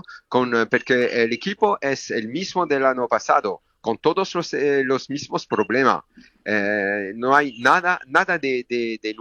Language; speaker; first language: Spanish; non-native, learner; French